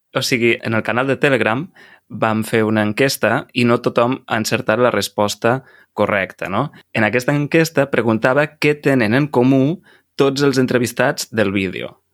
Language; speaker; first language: Catalan; native; Catalan